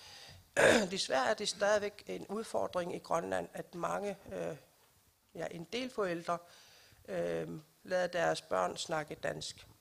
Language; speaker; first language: Danish; non-native, local second language; Kalaallisut